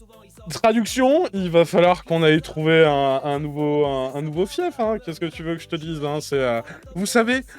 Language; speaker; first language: French; native; French